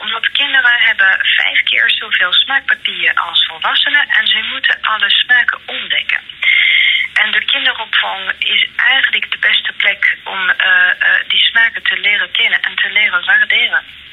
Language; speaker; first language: Dutch; non-native, fluent; French